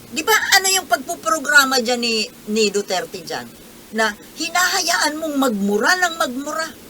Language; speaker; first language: Filipino; native; Filipino